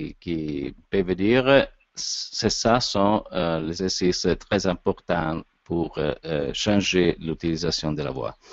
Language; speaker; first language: French; non-native, learner; Italian